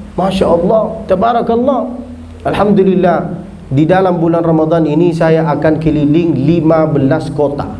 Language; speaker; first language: Malay; non-native, fluent; Arabic